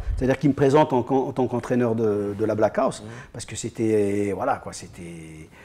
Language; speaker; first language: French; native; French